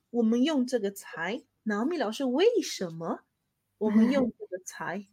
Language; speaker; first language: Chinese; non-native, fluent; Spanish